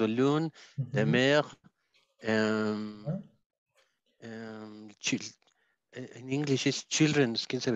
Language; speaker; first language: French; non-native, learner; Spanish